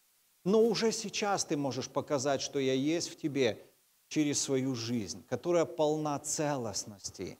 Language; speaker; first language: Russian; native; Russian